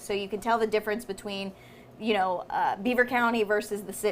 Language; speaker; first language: English; native; English